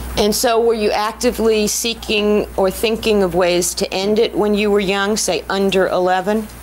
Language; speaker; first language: English; native; English